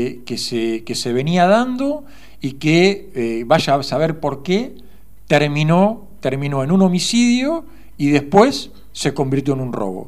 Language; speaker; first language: Spanish; native; Spanish